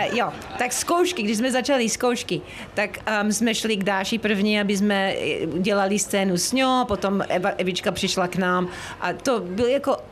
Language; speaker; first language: Czech; early bilingual, heritage; Czech